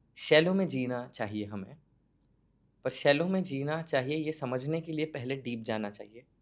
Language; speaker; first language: Hindi; non-native, local second language; Gujarati